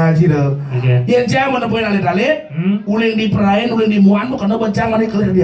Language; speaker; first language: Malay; non-native, local second language; Balinese